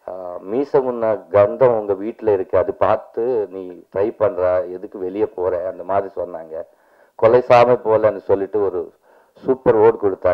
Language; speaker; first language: Tamil; non-native, learner; Telugu